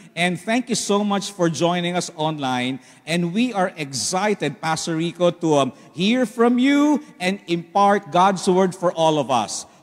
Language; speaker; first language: English; non-native, local second language; Filipino